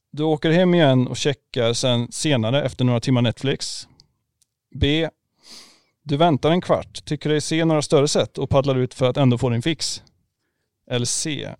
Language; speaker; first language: Swedish; native; Swedish